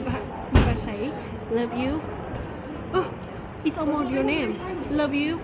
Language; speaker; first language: English; non-native, learner; Thai